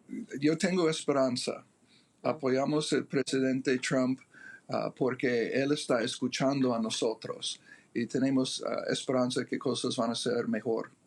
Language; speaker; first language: Spanish; non-native, fluent; English